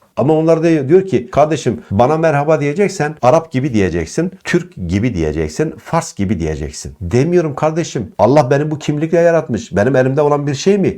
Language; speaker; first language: Turkish; non-native, local second language; Kurdish